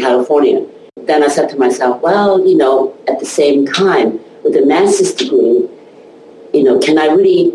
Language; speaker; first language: English; non-native, local second language; Cantonese